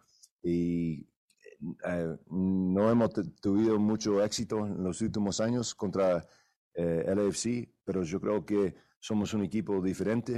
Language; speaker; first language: Spanish; early bilingual, heritage; English